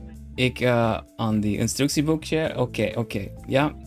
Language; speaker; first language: Dutch; non-native, learner; Swedish